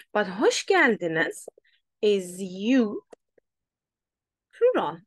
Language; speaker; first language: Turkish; non-native, fluent; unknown